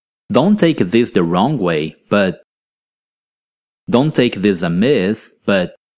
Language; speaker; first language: English; non-native, fluent; Portuguese